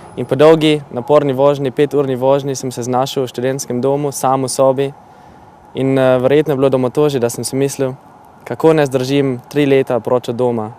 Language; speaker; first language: Slovenian; native; Slovenian